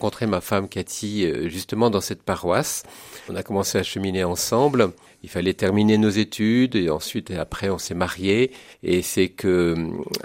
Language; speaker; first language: French; native; French